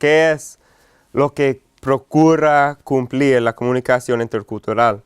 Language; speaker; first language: Spanish; non-native, fluent; English